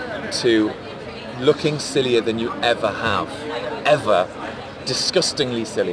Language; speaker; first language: English; native; English